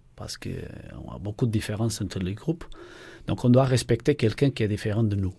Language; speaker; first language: French; non-native, fluent; Portuguese